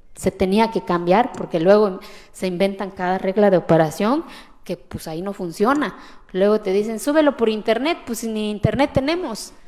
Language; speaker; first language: Spanish; non-native, local second language; Zapotec